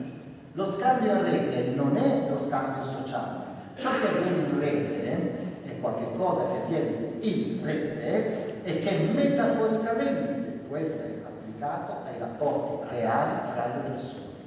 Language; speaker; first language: Italian; native; Italian